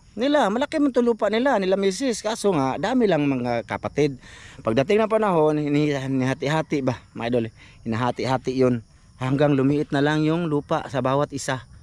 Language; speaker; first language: Filipino; non-native, local second language; Cebuano